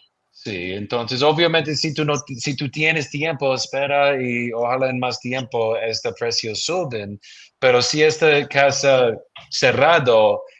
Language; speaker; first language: Spanish; non-native, learner; English